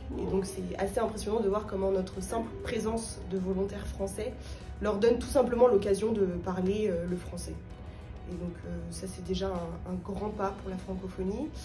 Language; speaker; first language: French; native; French